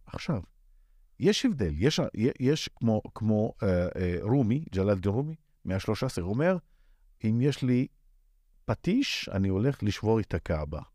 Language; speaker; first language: Hebrew; non-native, local second language; Arabic